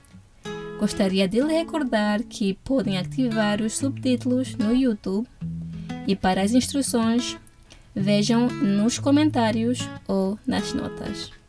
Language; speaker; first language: Portuguese; non-native, fluent; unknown